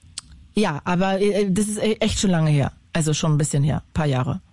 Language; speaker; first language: German; native; German